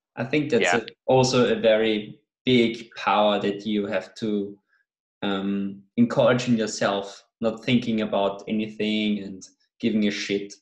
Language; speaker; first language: English; non-native, fluent; German